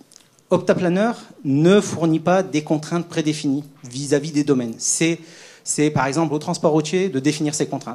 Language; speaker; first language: French; native; French